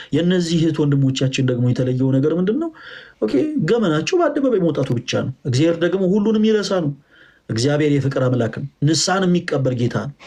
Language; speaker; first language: Amharic; native; Amharic